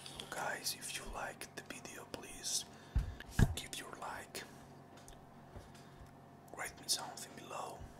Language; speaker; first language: English; non-native, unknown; Spanish